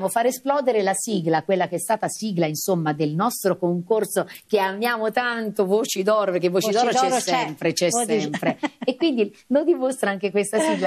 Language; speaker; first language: Italian; native; Italian